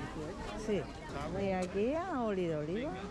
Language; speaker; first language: Spanish; non-native, learner; Japanese